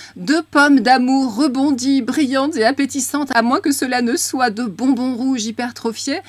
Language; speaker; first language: French; native; French